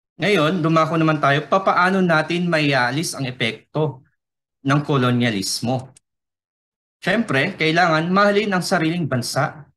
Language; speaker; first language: Filipino; non-native, local second language; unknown